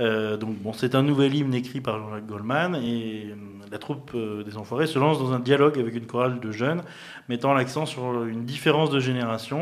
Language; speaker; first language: French; native; French